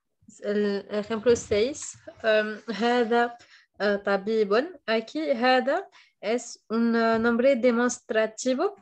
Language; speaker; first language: Spanish; non-native, fluent; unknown